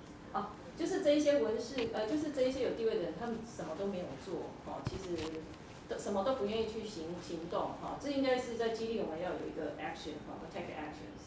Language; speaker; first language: Chinese; native; Chinese